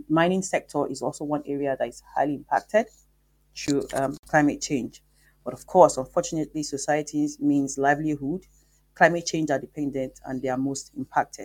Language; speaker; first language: English; non-native, local second language; Yoruba